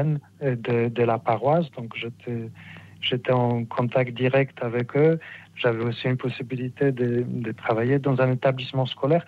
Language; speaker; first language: French; non-native, fluent; Polish